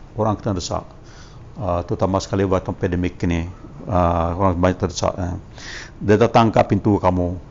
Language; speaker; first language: Malay; non-native, local second language; Iban